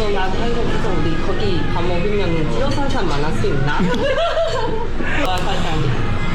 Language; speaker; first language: Korean; non-native, learner; Chinese